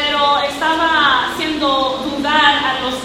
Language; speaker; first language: Spanish; non-native, learner; English